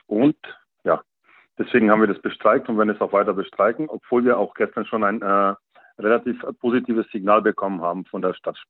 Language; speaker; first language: German; native; German